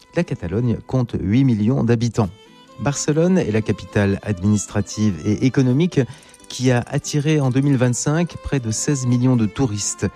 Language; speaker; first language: French; native; French